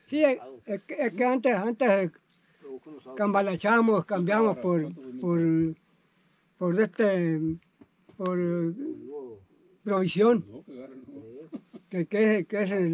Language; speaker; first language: Spanish; native; Spanish